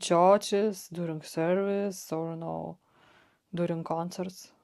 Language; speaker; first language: English; non-native, fluent; Lithuanian